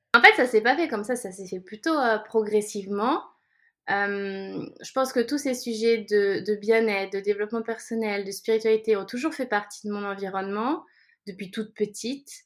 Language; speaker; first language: French; native; French